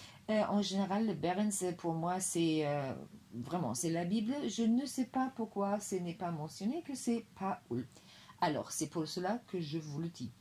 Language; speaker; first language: French; non-native, fluent; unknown